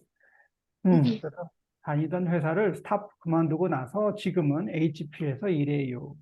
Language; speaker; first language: Korean; native; Korean